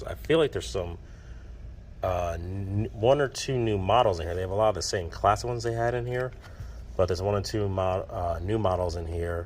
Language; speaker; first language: English; native; English